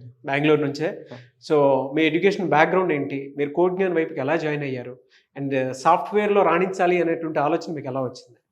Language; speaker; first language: Telugu; native; Telugu